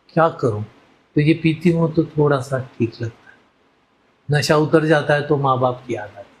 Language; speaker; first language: Hindi; non-native, local second language; Marathi